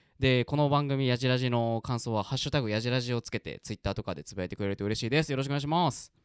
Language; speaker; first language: Japanese; native; Japanese